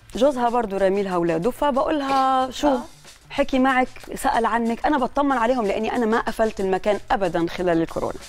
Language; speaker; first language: Arabic; native; Arabic